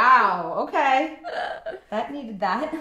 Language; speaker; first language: English; native; English